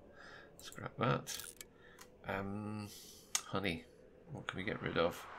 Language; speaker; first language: English; native; English